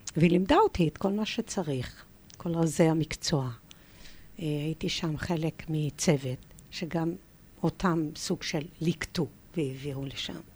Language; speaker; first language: Hebrew; early bilingual, other home language; English